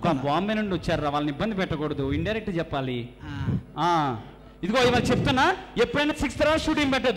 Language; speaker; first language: Telugu; native; Telugu